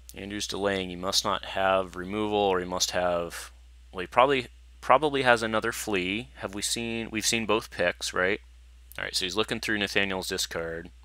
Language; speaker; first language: English; native; English